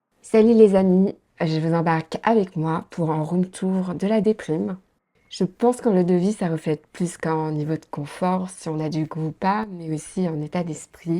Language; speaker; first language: French; native; French